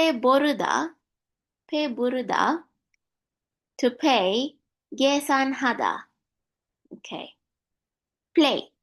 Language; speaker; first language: Korean; non-native, learner; English